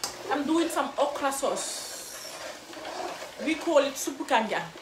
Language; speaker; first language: English; non-native, learner; Wolof